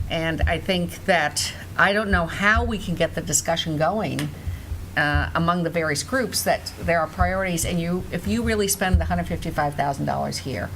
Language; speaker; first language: English; native; English